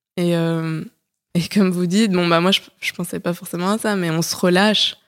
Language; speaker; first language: French; native; French